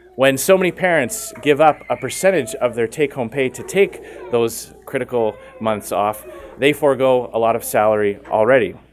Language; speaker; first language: English; native; English